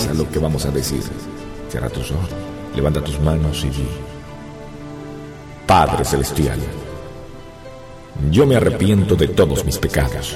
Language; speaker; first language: Spanish; native; Spanish